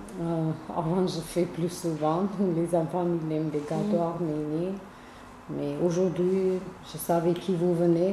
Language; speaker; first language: French; non-native, learner; Armenian